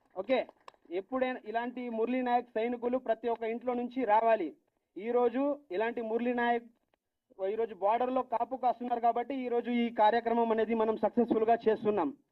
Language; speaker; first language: Telugu; non-native, local second language; Lambadi